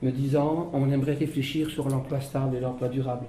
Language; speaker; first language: French; native; French